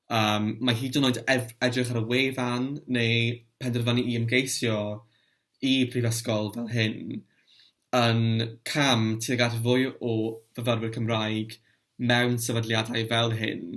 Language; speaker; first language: Welsh; non-native, local second language; English